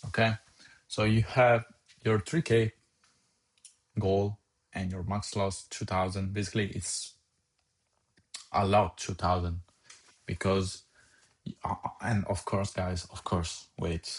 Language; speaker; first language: English; non-native, fluent; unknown